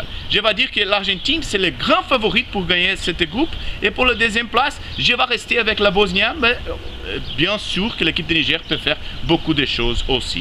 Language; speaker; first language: French; non-native, learner; Spanish